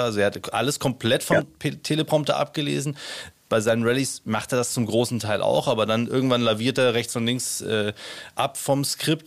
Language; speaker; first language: German; native; German